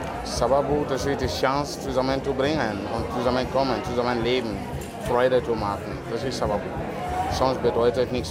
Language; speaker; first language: German; non-native, learner; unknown